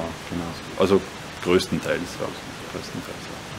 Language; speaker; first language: German; native; German